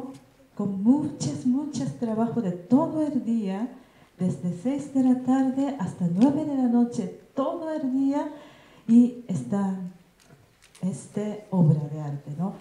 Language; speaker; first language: Spanish; non-native, learner; Japanese